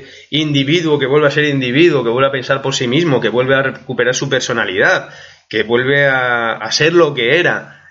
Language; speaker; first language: Spanish; native; Spanish